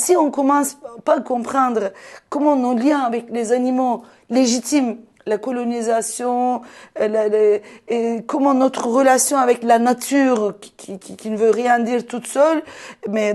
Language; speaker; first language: French; non-native, fluent; Turkish